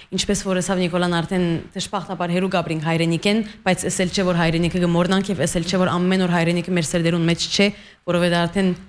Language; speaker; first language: Armenian; early bilingual, heritage; Armenian